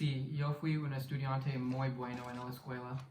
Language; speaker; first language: Spanish; non-native, learner; English